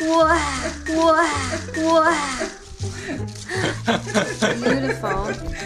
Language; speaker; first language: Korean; non-native, learner; English